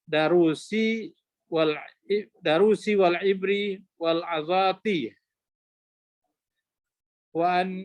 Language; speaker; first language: Arabic; non-native, learner; Indonesian